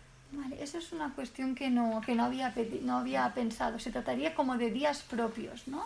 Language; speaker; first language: Spanish; native; Spanish